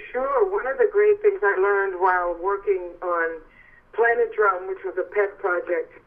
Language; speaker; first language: English; native; English